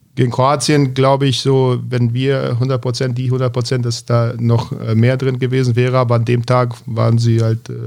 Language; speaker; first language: German; early bilingual, other home language; Bosnian